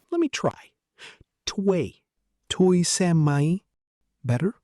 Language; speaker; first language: Vietnamese; non-native, learner; English